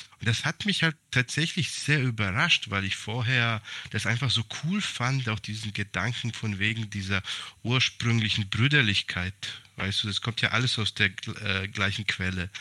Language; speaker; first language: German; early bilingual, other home language; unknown